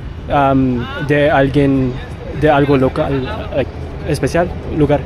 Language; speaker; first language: Spanish; non-native, learner; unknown